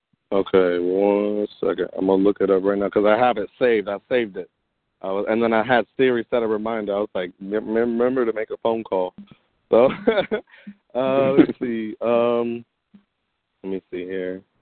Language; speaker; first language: English; early bilingual, other home language; Spanish